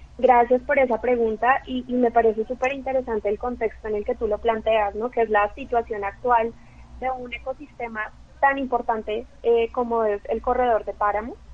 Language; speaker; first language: Spanish; native; Spanish